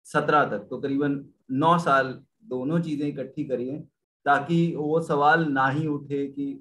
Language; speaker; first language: Hindi; native; Hindi